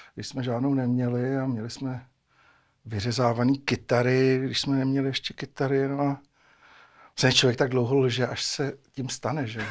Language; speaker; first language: Czech; native; Czech